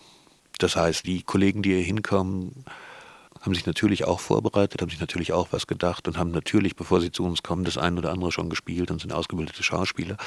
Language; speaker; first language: German; native; German